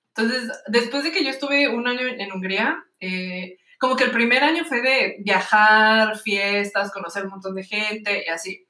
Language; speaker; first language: Spanish; native; Spanish